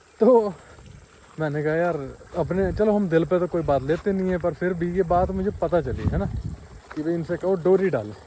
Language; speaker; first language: Hindi; non-native, local second language; Punjabi